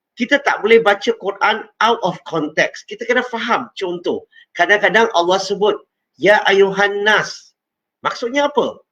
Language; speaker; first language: Malay; non-native, local second language; Chinese